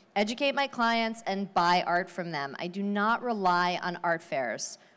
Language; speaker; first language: English; native; English